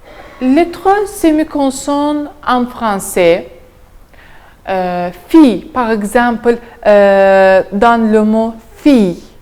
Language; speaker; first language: French; non-native, fluent; Azerbaijani